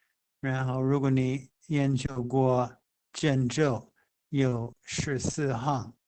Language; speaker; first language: Chinese; non-native, fluent; English